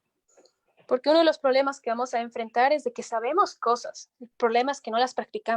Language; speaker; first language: Spanish; native; Spanish